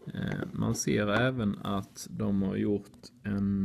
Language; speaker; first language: Swedish; native; Swedish